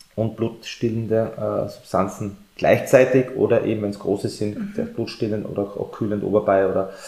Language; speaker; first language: German; native; German